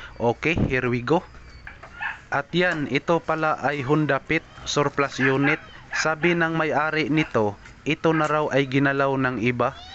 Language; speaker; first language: Filipino; non-native, local second language; Cebuano